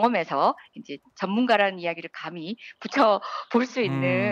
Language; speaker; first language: Korean; native; Korean